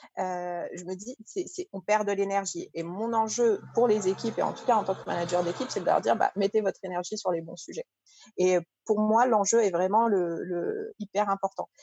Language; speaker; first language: French; early bilingual, other home language; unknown